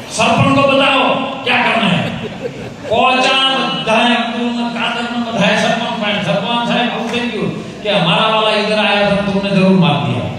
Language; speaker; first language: Hindi; non-native, local second language; Gujarati